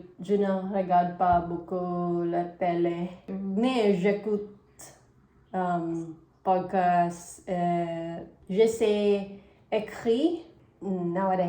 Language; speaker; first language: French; non-native, learner; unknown